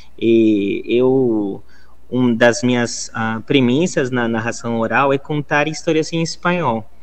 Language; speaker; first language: Portuguese; non-native, fluent; Spanish